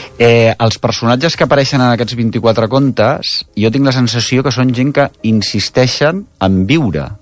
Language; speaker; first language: Catalan; native; Catalan